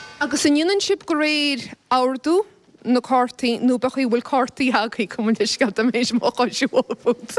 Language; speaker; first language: Irish; native; Irish